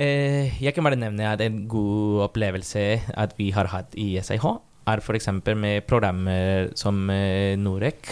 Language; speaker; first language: Norwegian; non-native, fluent; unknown